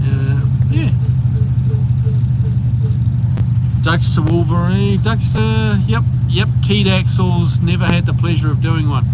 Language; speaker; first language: English; native; English